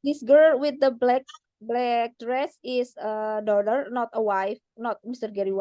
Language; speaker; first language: English; non-native, learner; Indonesian